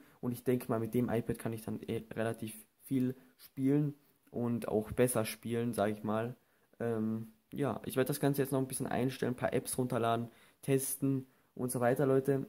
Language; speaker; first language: German; native; German